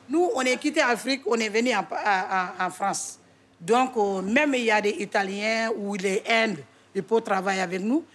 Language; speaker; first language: French; non-native, local second language; Wolof